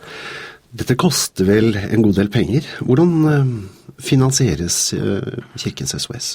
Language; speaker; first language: Norwegian; native; Norwegian